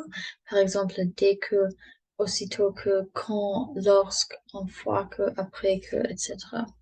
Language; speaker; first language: French; non-native, learner; English